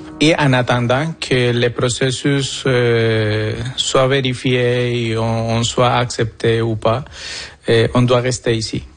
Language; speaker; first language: French; non-native, fluent; Spanish